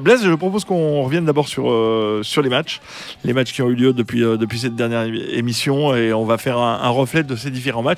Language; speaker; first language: French; native; French